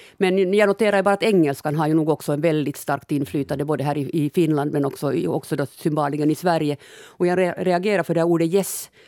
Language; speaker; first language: Swedish; native; Swedish